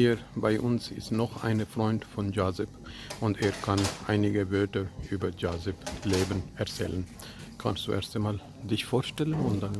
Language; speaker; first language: German; non-native, learner; Urdu